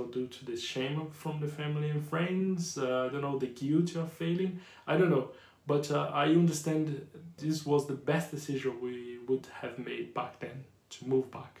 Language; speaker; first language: English; non-native, fluent; Portuguese